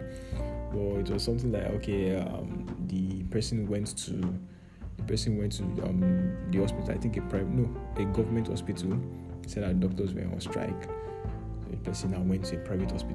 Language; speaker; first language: English; non-native, local second language; Yoruba